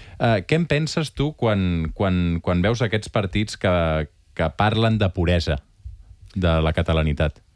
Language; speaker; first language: Catalan; native; Catalan